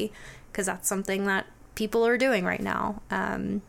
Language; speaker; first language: English; native; English